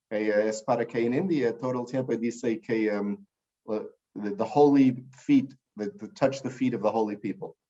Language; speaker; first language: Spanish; non-native, learner; English